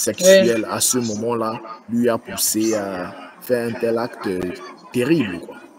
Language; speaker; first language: French; non-native, fluent; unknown